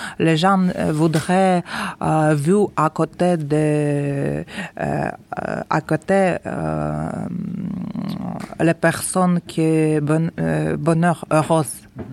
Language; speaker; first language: French; non-native, learner; Ukrainian